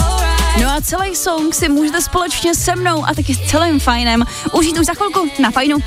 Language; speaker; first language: Czech; native; Czech